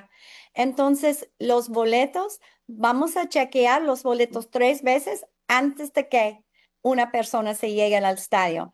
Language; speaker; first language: Spanish; non-native, fluent; English